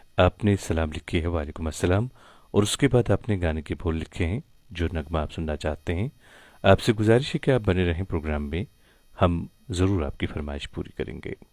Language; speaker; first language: Hindi; non-native, local second language; Kashmiri